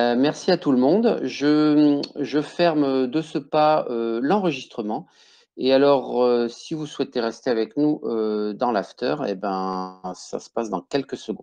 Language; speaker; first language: French; native; French